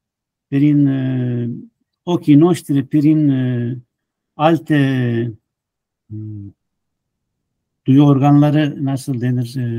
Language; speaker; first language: Romanian; non-native, fluent; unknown